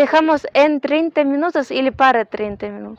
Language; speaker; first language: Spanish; non-native, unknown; Russian